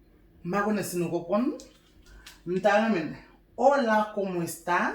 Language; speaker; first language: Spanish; non-native, learner; Haitian Creole